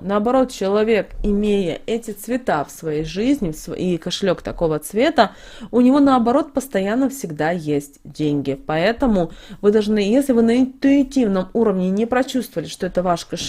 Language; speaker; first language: Russian; native; Russian